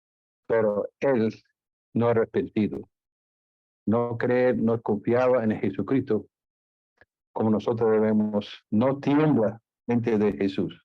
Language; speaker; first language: Spanish; non-native, fluent; English